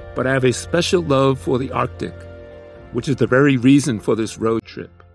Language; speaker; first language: English; native; English